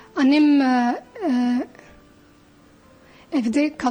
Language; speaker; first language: Turkish; non-native, fluent; Arabic